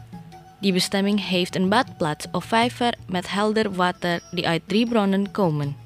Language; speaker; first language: Dutch; non-native, learner; Indonesian